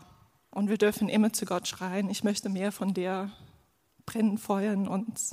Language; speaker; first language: German; non-native, fluent; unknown